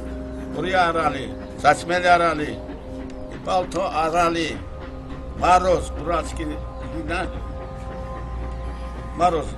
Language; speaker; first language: Russian; non-native, local second language; Turkish